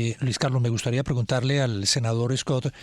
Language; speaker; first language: Spanish; native; Spanish